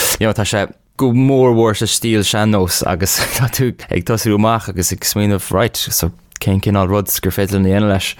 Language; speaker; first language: Irish; non-native, local second language; English